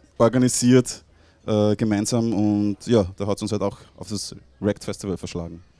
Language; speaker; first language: German; native; German